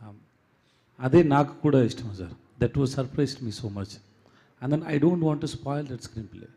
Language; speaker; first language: Telugu; non-native, local second language; Tamil